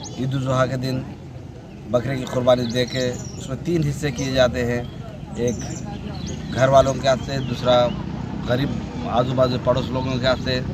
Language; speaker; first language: Urdu; native; Urdu